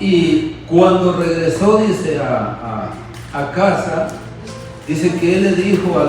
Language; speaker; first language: Spanish; native; Spanish